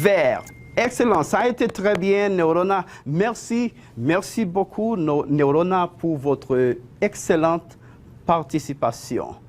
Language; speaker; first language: French; non-native, fluent; Spanish